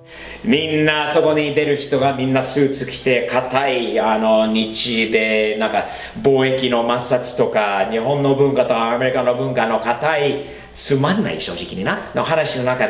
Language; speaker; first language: Japanese; non-native, fluent; English